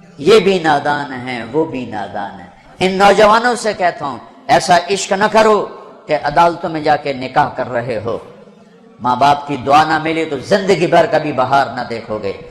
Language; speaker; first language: Urdu; non-native, local second language; Punjabi